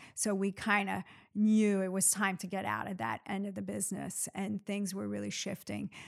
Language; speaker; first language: English; early bilingual, other home language; Arabic